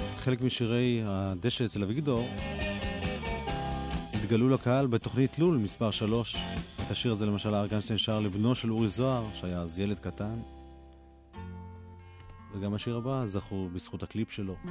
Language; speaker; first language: Hebrew; native; Hebrew